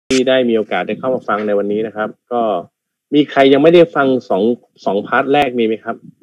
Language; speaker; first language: Thai; native; Thai